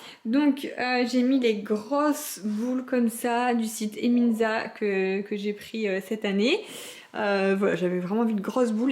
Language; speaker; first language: French; native; French